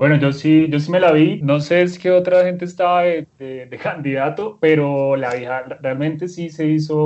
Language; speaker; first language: Spanish; native; Spanish